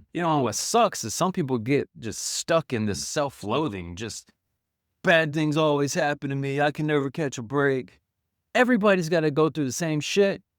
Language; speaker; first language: English; native; English